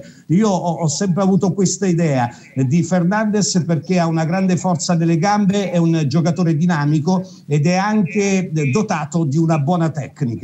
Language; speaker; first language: Italian; native; Italian